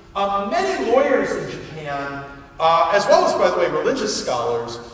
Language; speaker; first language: English; native; English